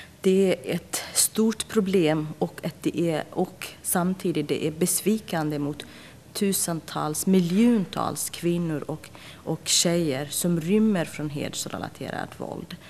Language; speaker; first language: Swedish; non-native, fluent; Central Kurdish